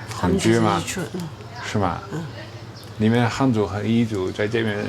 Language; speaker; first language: Chinese; non-native, fluent; Dutch